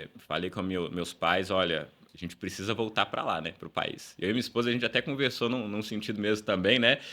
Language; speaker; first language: Portuguese; early bilingual, other home language; Upper Guinea Crioulo